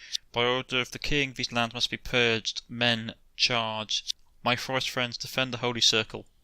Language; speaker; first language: English; native; English